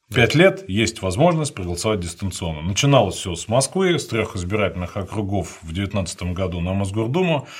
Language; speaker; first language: Russian; native; Russian